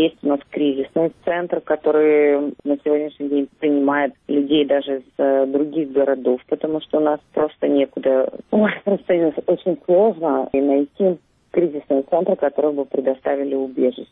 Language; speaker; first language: Russian; native; Russian